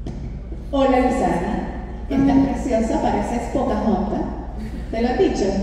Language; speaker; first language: Spanish; native; Spanish